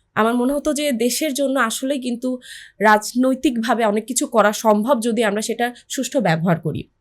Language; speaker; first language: Bangla; native; Bangla